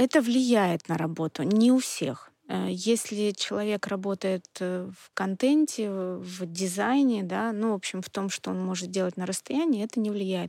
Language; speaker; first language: Russian; native; Russian